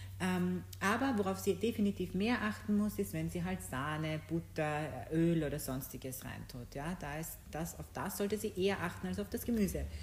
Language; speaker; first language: German; early bilingual, other home language; Bosnian